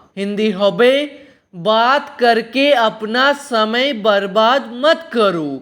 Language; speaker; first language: Hindi; non-native, local second language; Bangla